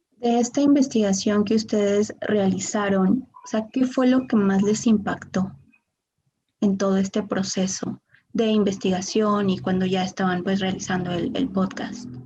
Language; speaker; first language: Spanish; native; Spanish